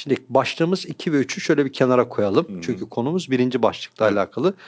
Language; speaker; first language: Turkish; native; Turkish